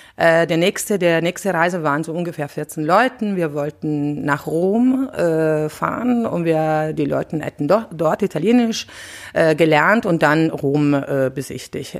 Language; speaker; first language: German; non-native, fluent; Italian